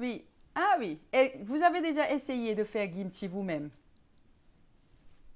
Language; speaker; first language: French; non-native, fluent; Korean